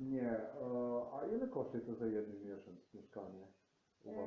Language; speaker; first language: Polish; non-native, learner; Serbian